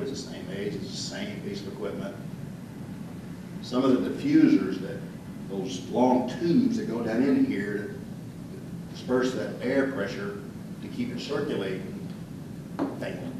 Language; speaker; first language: English; native; English